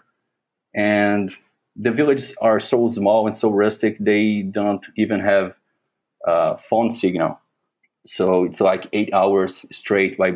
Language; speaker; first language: English; non-native, fluent; Portuguese